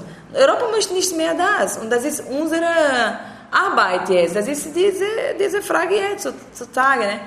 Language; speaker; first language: German; non-native, learner; Portuguese